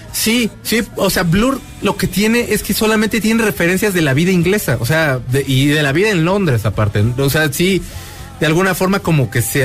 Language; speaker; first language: Spanish; native; Spanish